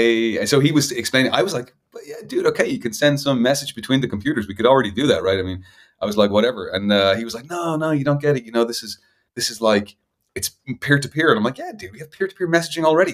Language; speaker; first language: English; native; English